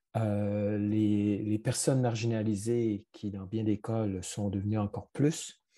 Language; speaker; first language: French; native; French